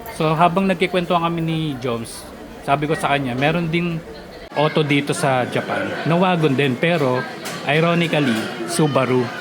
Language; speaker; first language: Filipino; native; Filipino